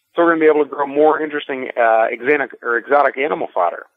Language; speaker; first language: English; native; English